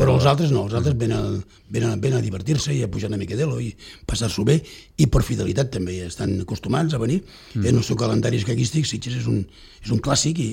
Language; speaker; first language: Catalan; native; Catalan